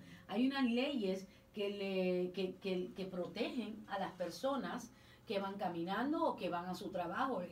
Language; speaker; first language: Spanish; native; Spanish